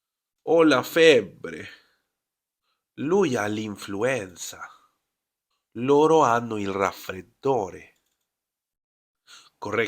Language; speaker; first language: Italian; non-native, fluent; Spanish